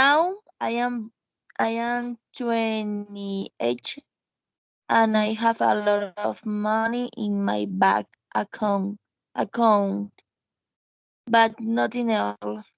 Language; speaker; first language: English; non-native, learner; Spanish